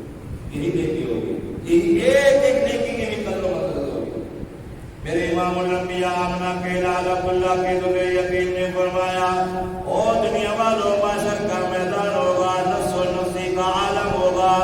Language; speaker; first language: Urdu; native; Urdu